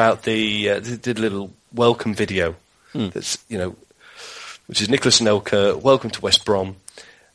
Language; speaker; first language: English; native; English